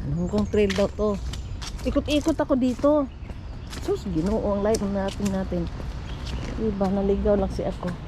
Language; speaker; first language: Filipino; non-native, local second language; Cebuano